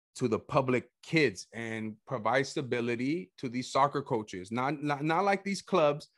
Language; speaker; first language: English; early bilingual, other home language; Spanish